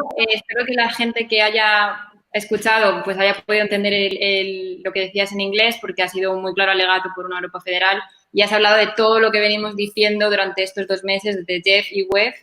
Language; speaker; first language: Spanish; native; Spanish